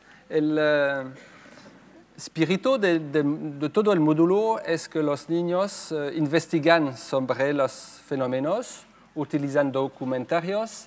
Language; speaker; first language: Spanish; non-native, fluent; French